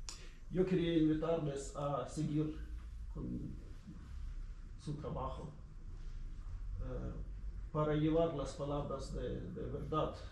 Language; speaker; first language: Spanish; non-native, learner; Ukrainian